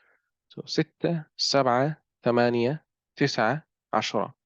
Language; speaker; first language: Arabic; non-native, fluent; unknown